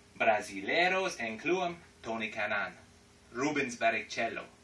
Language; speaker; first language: Portuguese; non-native, learner; English